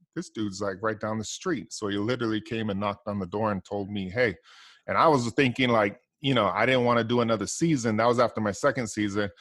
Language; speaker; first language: English; native; English